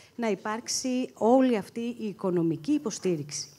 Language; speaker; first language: Greek; native; Greek